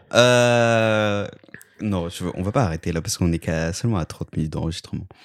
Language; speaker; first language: French; native; French